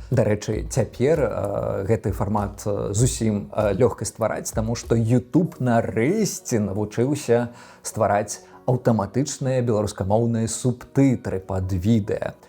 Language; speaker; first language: Belarusian; non-native, local second language; Russian